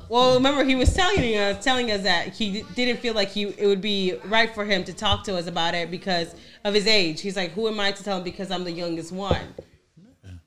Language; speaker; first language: English; early bilingual, other home language; Spanish